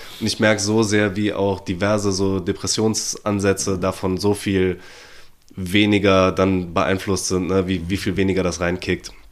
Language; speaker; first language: German; native; German